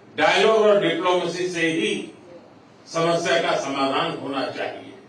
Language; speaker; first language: Hindi; non-native, local second language; Gujarati